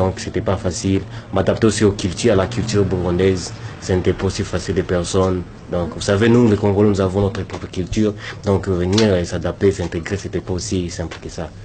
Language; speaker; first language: French; non-native, local second language; Swahili